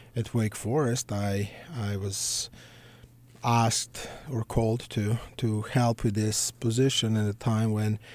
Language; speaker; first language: English; non-native, fluent; Serbian